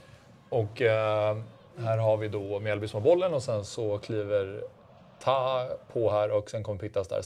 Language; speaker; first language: Swedish; native; Swedish